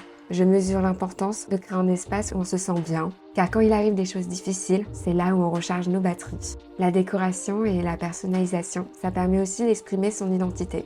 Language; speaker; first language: French; native; French